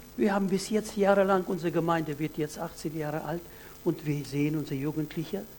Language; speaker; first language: German; non-native, fluent; Russian